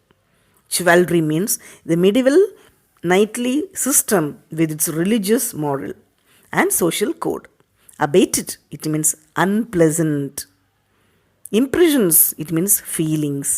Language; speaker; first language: English; non-native, local second language; Tamil